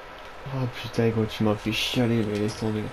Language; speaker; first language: French; native; French